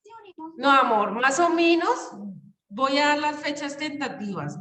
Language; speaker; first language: Spanish; native; Spanish